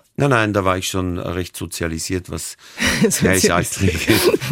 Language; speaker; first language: German; native; German